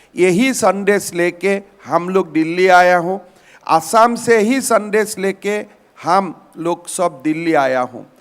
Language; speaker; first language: Hindi; non-native, local second language; Assamese